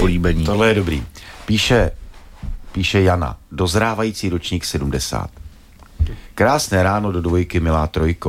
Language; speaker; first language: Czech; native; Czech